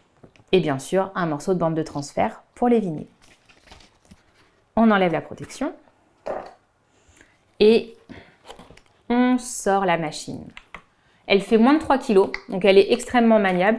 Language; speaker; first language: French; native; French